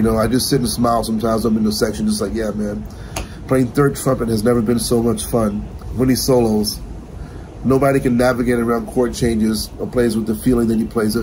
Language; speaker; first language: English; native; English